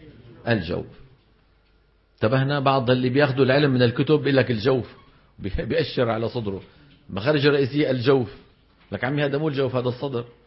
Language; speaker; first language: Arabic; native; Arabic